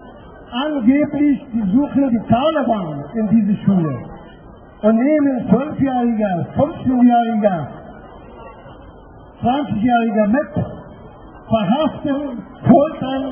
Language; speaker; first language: German; non-native, fluent; Persian